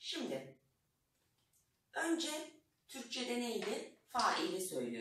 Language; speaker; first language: Turkish; non-native, fluent; Arabic